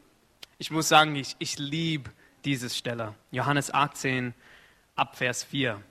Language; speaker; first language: German; non-native, fluent; Arabic